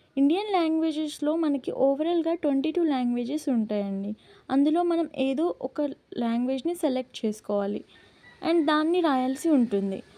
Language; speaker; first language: Telugu; non-native, local second language; Lambadi